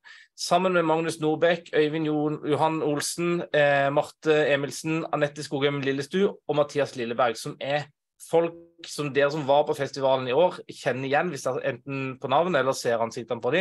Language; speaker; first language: Norwegian; native; Norwegian